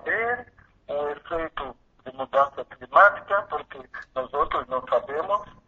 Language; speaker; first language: Spanish; non-native, learner; Portuguese